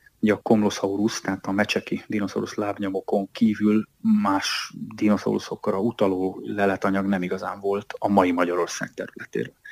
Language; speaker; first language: Hungarian; native; Hungarian